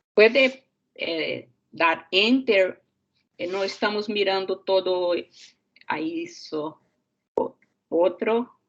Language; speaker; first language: Spanish; non-native, learner; Portuguese